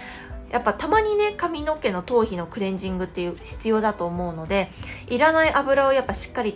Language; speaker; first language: Japanese; non-native, fluent; Korean